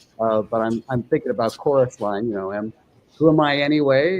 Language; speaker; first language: English; native; English